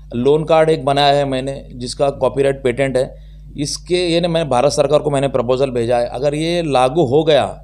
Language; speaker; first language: Hindi; non-native, local second language; Telugu